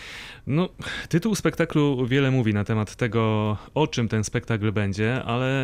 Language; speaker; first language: Polish; native; Polish